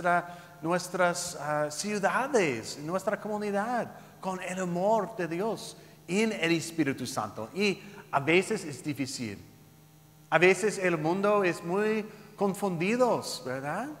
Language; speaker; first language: Spanish; non-native, learner; English